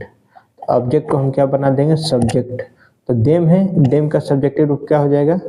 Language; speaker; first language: Hindi; native; Hindi